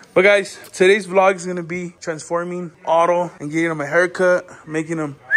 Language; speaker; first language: English; early bilingual, other home language; Spanish